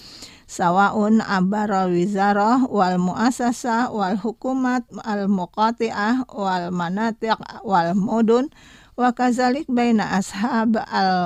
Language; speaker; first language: Arabic; non-native, fluent; Indonesian